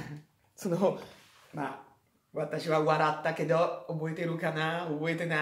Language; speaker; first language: Japanese; non-native, learner; Italian